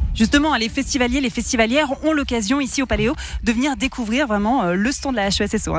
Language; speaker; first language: French; native; French